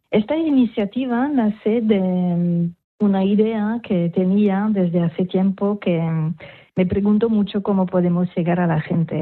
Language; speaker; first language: Spanish; non-native, fluent; French